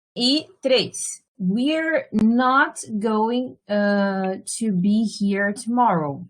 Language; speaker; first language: English; non-native, fluent; Portuguese